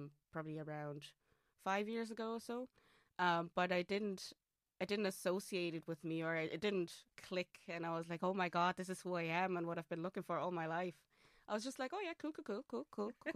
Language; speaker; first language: English; non-native, fluent; German